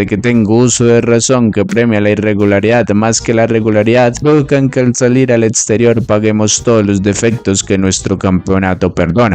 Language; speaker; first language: Spanish; native; Spanish